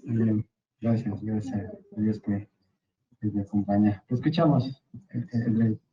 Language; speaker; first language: Spanish; native; Spanish